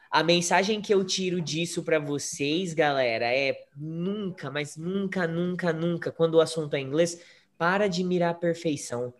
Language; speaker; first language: Portuguese; native; Portuguese